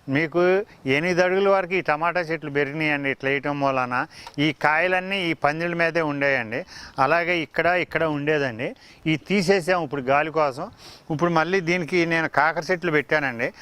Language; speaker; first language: Telugu; native; Telugu